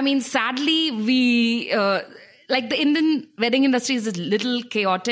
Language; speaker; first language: English; non-native, local second language; Telugu